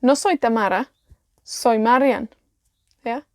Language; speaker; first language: Spanish; non-native, learner; Welsh